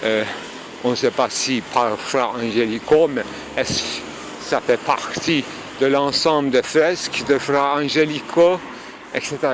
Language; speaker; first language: French; non-native, fluent; Turkish